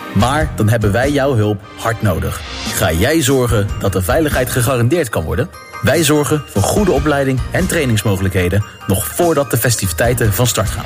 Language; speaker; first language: Dutch; native; Dutch